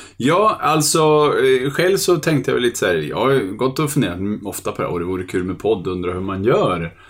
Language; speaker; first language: Swedish; native; Swedish